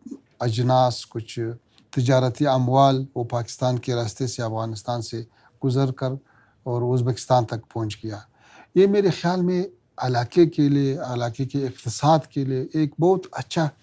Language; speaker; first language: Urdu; non-native, fluent; Pashto